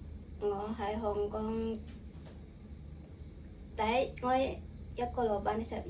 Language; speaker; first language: Cantonese; non-native, learner; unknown